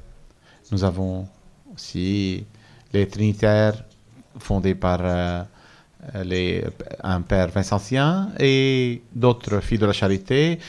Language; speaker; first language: French; non-native, fluent; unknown